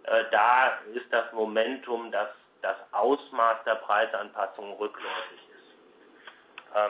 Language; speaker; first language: German; native; German